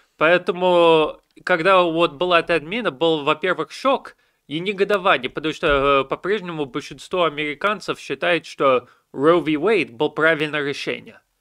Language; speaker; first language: Russian; early bilingual, heritage; Russian